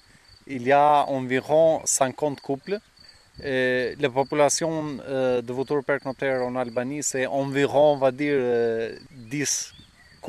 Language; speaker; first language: French; non-native, fluent; Albanian